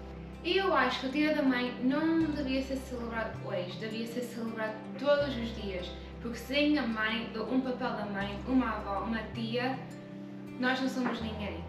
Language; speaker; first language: Portuguese; early bilingual, heritage; Portuguese